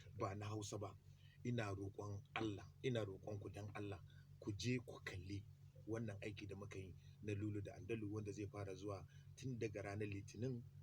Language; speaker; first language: Hausa; native; Hausa